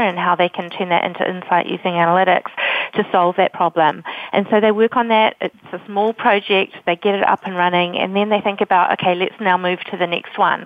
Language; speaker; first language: English; native; English